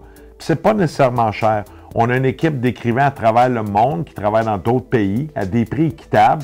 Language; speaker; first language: French; native; French